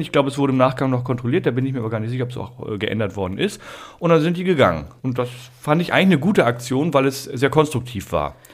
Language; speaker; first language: German; native; German